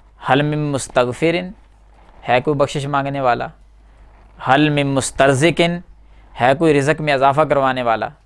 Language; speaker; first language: Urdu; native; Urdu